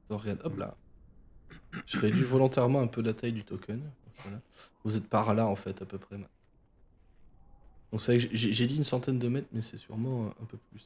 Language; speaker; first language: French; native; French